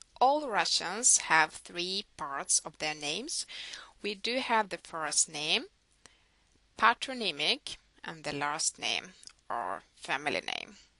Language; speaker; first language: English; non-native, fluent; Russian